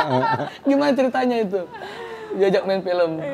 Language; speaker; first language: Indonesian; native; Indonesian